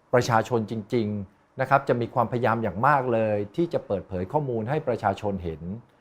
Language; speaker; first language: Thai; native; Thai